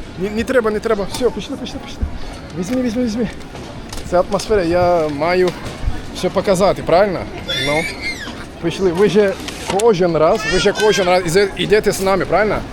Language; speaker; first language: Ukrainian; non-native, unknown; Turkish